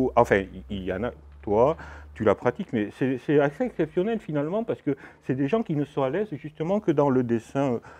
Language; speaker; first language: French; native; French